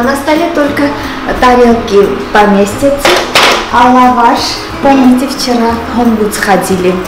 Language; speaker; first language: Russian; non-native, fluent; Armenian